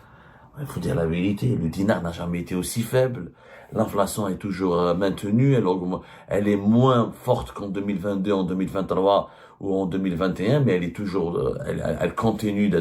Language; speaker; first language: French; non-native, local second language; Arabic